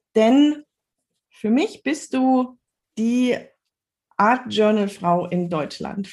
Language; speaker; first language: German; native; German